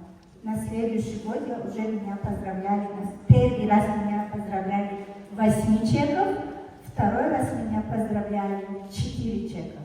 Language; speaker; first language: Russian; non-native, fluent; Tajik